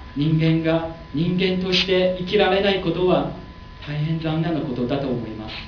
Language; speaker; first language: Japanese; non-native, learner; Chinese